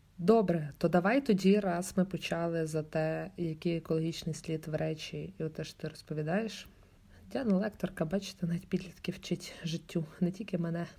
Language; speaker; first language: Ukrainian; native; Ukrainian